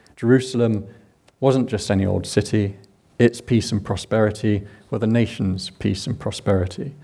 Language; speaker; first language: English; native; English